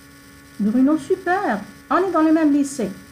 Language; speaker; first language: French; non-native, fluent; Arabic